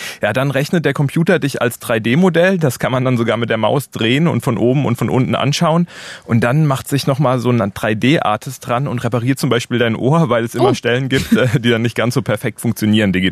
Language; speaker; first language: German; native; German